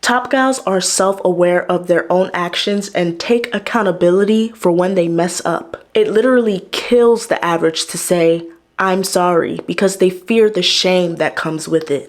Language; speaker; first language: English; native; English